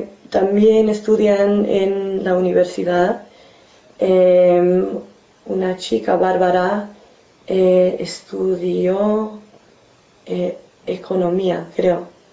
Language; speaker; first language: Spanish; non-native, fluent; English